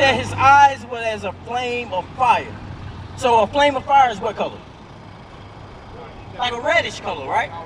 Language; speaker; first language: English; native; English